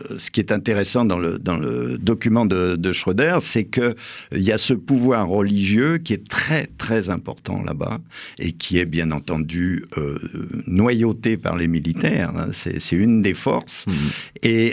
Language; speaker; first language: French; native; French